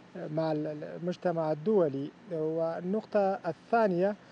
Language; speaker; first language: Arabic; non-native, fluent; Persian